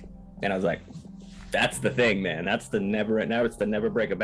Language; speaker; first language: English; native; English